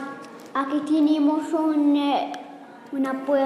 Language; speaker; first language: Spanish; non-native, learner; Arabic